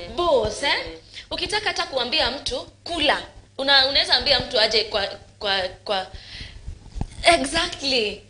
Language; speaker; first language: Swahili; native; Swahili